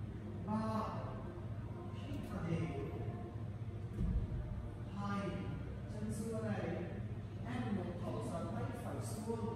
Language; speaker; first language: Vietnamese; non-native, learner; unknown